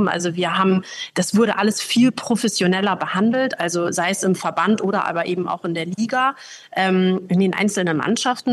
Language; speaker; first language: German; native; German